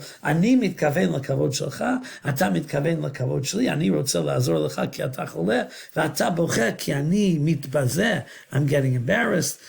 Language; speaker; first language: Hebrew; non-native, fluent; English